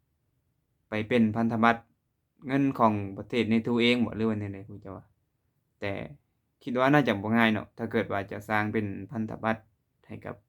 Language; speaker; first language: Thai; non-native, local second language; Lao